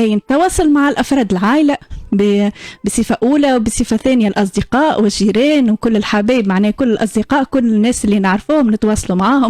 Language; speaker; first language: Arabic; native; Arabic